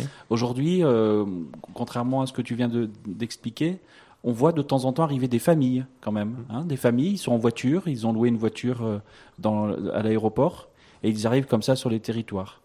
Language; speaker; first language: French; native; French